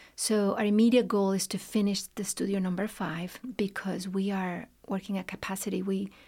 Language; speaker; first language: English; non-native, fluent; Spanish